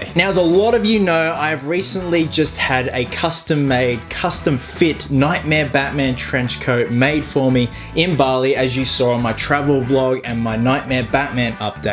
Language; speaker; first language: English; native; English